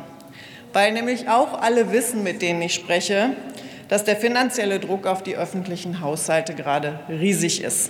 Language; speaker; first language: German; native; German